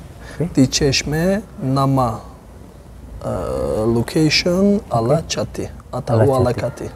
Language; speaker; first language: Indonesian; non-native, learner; Turkish